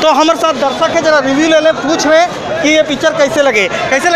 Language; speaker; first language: Hindi; non-native, local second language; Chhattisgarhi